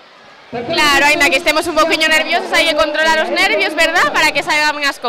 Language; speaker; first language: Galician; native; Galician